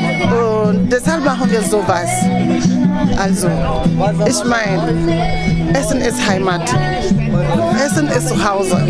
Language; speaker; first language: German; non-native, fluent; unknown